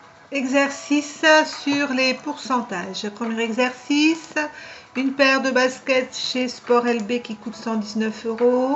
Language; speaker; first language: French; native; French